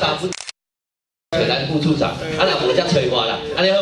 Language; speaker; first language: Chinese; native; Chinese